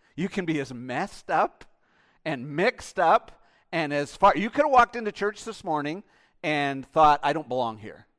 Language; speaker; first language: English; native; English